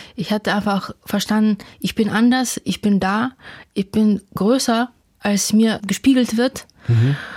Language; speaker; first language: German; non-native, fluent; Russian